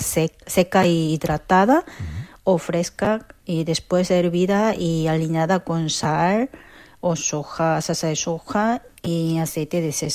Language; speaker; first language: Spanish; non-native, fluent; Korean